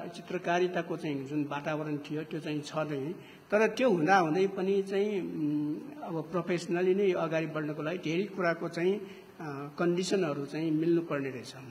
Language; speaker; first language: Nepali; non-native, local second language; Newari